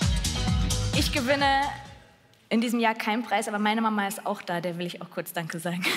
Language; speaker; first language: German; native; German